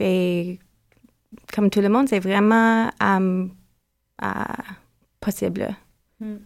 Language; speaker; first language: French; non-native, learner; English